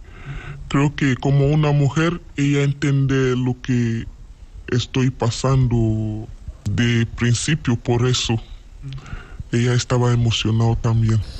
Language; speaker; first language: Spanish; non-native, learner; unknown